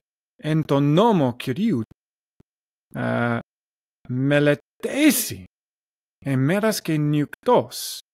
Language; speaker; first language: Greek; non-native, learner; English